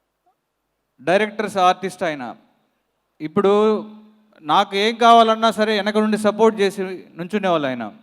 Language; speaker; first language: Telugu; native; Telugu